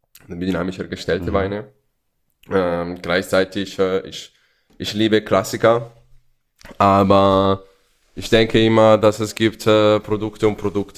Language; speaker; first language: German; non-native, fluent; Italian